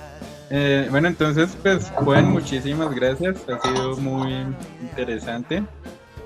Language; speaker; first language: Spanish; native; Spanish